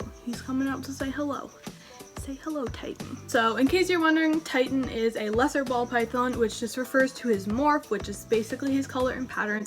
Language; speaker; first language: English; native; English